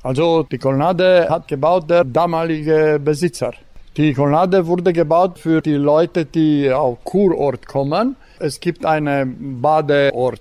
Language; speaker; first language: German; non-native, local second language; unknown